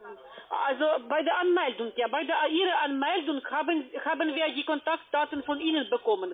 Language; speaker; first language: German; non-native, fluent; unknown